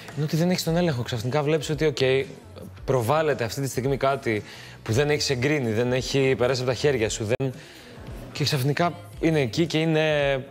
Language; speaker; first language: Greek; early bilingual, other home language; Albanian